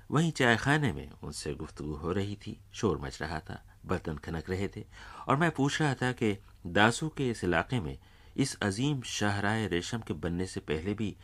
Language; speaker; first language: Urdu; native; Urdu